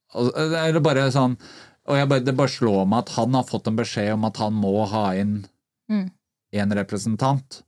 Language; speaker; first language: Norwegian; native; Norwegian